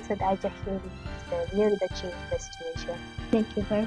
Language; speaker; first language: English; non-native, learner; Japanese